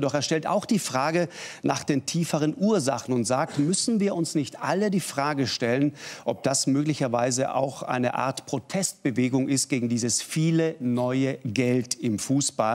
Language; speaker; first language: German; native; German